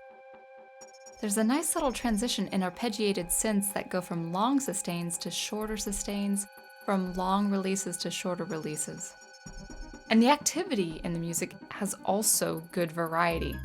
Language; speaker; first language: English; native; English